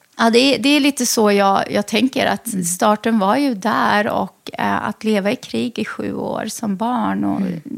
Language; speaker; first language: Swedish; early bilingual, other home language; Arabic